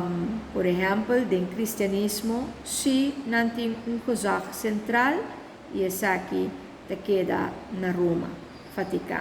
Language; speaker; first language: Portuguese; non-native, learner; Papiamento